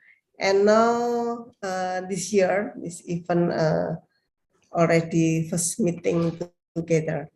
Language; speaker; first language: English; non-native, learner; Indonesian